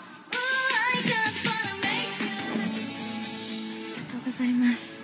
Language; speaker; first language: Japanese; native; Japanese